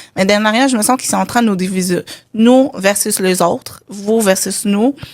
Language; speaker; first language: French; non-native, local second language; Arabic